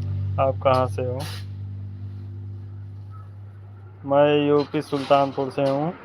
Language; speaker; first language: Hindi; native; Hindi